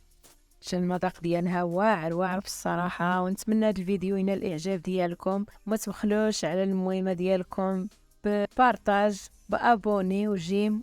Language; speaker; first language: Arabic; native; Arabic